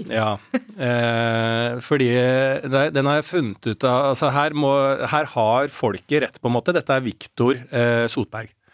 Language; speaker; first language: Norwegian; native; Norwegian